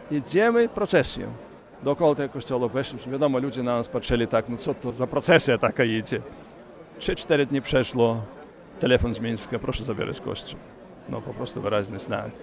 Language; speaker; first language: Polish; early bilingual, heritage; Polish